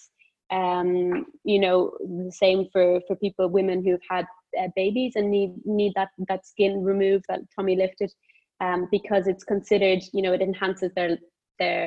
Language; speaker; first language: English; native; English